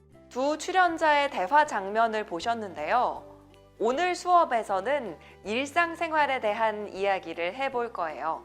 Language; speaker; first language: Korean; native; Korean